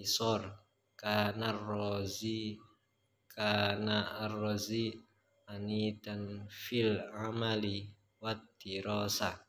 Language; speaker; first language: Arabic; non-native, learner; Indonesian